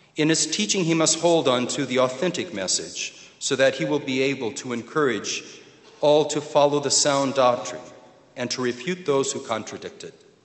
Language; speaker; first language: English; native; English